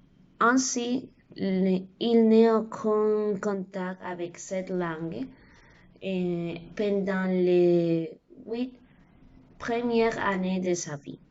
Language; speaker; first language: French; non-native, learner; Spanish